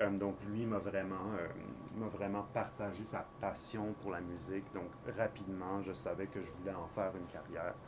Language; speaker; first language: French; native; French